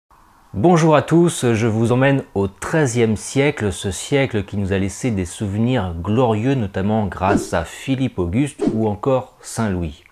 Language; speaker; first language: French; native; French